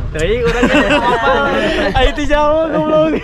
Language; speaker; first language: Indonesian; native; Indonesian